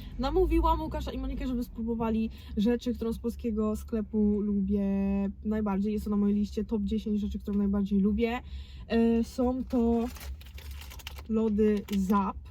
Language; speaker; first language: Polish; native; Polish